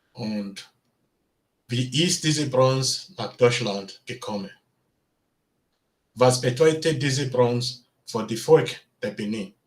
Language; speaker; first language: German; non-native, learner; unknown